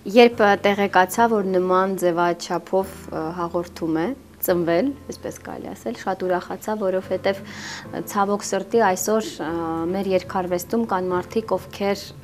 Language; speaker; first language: Armenian; early bilingual, heritage; Armenian